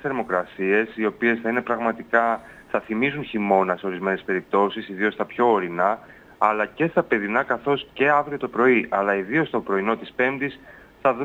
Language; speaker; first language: Greek; native; Greek